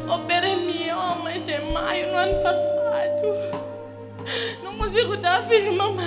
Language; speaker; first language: Portuguese; non-native, local second language; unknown